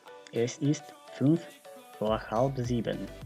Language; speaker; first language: German; non-native, fluent; Macedonian